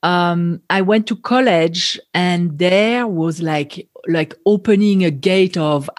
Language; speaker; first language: English; non-native, fluent; French